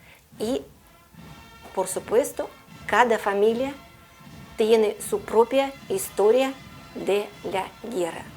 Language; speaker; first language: Spanish; non-native, fluent; Russian